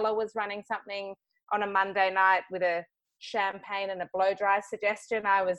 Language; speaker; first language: English; native; English